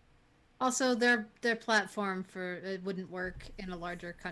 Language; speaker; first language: English; native; English